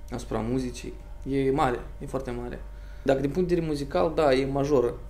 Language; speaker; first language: Romanian; native; Romanian